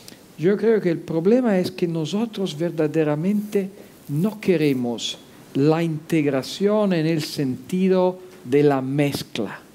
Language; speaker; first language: Spanish; non-native, fluent; Italian